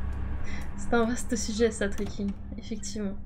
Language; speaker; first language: French; native; French